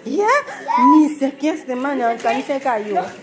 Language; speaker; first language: Dutch; early bilingual, other home language; Lingala